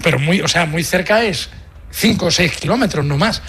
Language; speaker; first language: Spanish; native; Spanish